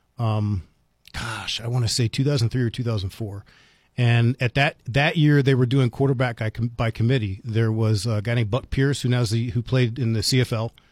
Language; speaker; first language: English; native; English